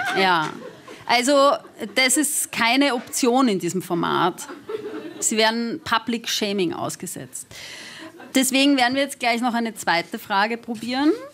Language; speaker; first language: German; native; German